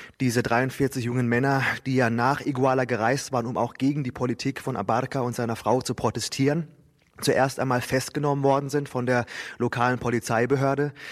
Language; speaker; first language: German; native; German